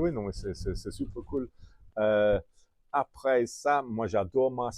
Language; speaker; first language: French; non-native, fluent; English